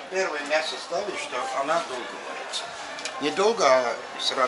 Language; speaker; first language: Russian; non-native, local second language; Azerbaijani